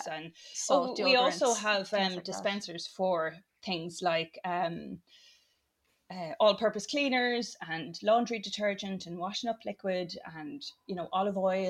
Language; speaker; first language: English; native; English